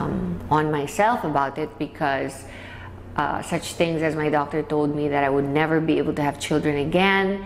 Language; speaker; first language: English; non-native, local second language; Filipino